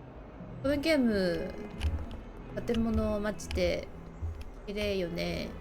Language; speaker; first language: Japanese; non-native, learner; Chinese